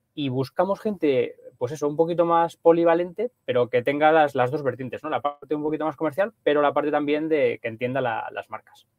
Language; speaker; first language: Spanish; native; Spanish